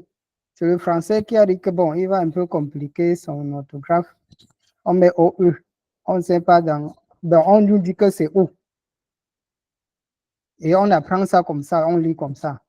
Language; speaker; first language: French; non-native, local second language; Ghomala